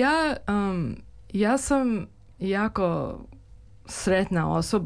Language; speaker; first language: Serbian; early bilingual, heritage; English